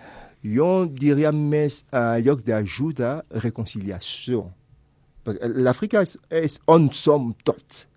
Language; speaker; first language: Catalan; non-native, fluent; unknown